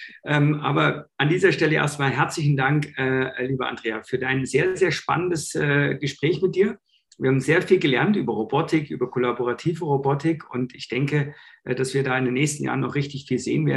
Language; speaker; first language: German; native; German